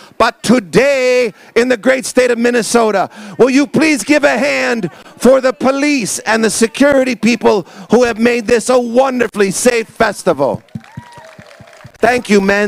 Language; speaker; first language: English; native; English